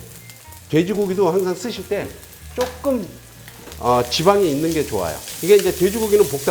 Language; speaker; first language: Korean; native; Korean